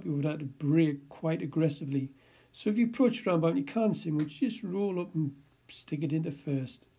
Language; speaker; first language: English; native; English